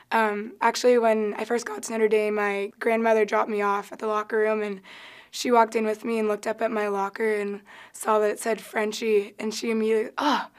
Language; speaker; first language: English; native; English